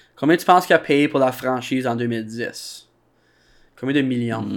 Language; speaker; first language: French; native; French